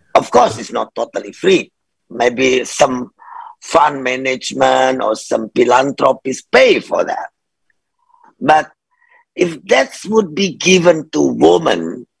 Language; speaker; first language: English; non-native, fluent; Indonesian